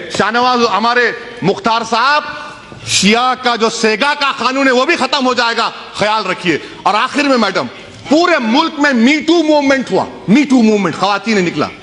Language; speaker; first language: Urdu; native; Urdu